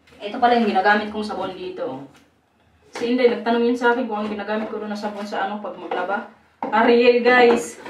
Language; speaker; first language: Filipino; non-native, local second language; Waray